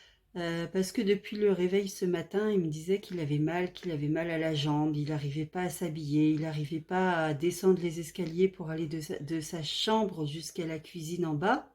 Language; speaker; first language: French; native; French